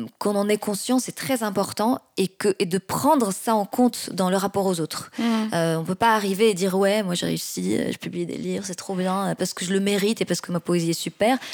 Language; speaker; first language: French; non-native, local second language; Arabic